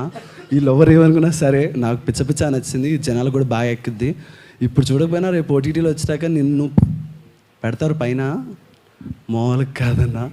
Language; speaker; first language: Telugu; native; Telugu